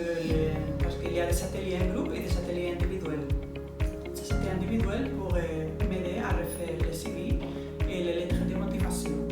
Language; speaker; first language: French; non-native, fluent; Spanish